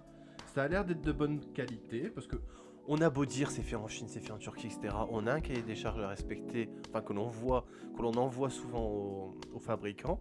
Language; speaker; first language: French; native; French